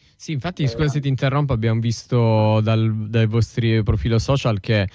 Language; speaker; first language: Italian; native; Italian